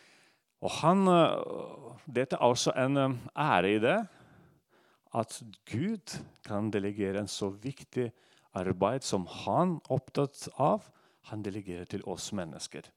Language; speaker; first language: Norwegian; non-native, fluent; Russian